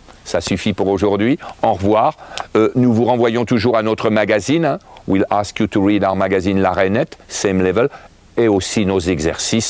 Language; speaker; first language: French; native; French